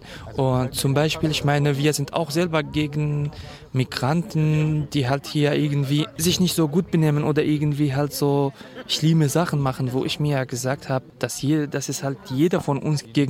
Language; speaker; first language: German; non-native, fluent; Kurdish